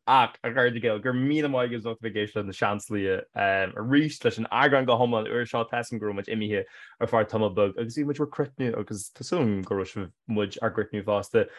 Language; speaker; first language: Irish; native; Irish